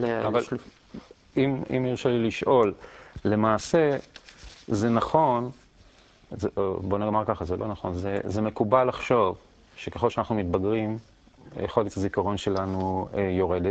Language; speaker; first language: Hebrew; native; Hebrew